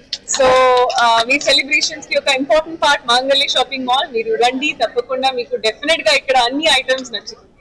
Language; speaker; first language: Telugu; non-native, fluent; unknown